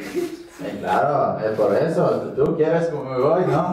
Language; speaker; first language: Spanish; non-native, learner; Polish